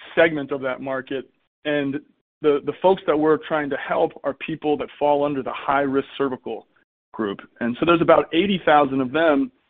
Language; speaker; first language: English; native; English